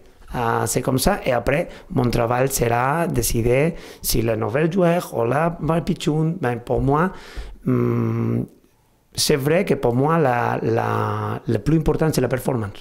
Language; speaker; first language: French; non-native, fluent; Spanish